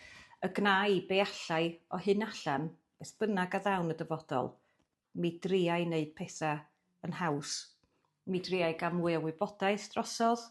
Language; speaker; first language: Welsh; native; Welsh